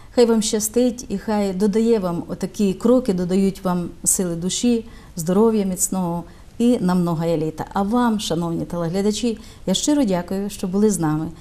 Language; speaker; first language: Ukrainian; native; Ukrainian